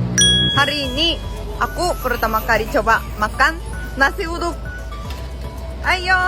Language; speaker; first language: Indonesian; non-native, learner; Japanese